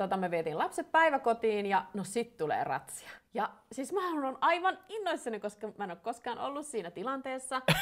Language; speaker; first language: Finnish; native; Finnish